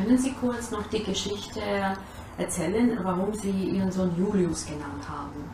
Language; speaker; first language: German; non-native, fluent; Russian